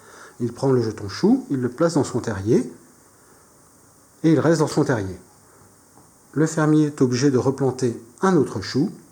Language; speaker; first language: French; native; French